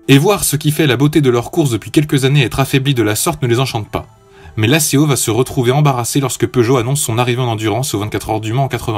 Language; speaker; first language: French; native; French